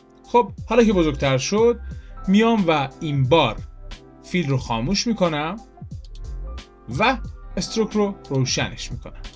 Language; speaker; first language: Persian; native; Persian